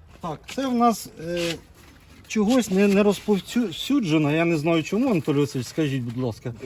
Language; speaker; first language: Ukrainian; non-native, local second language; Russian